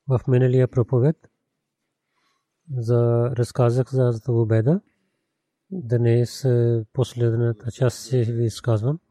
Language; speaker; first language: Bulgarian; non-native, learner; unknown